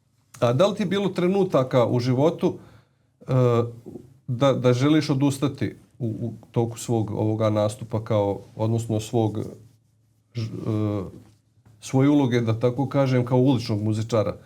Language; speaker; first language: Bosnian; native; Bosnian